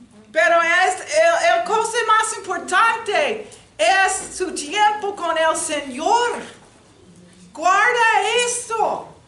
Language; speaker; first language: Spanish; non-native, learner; English